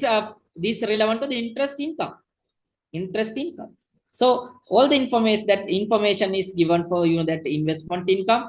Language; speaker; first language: English; non-native, local second language; Sinhala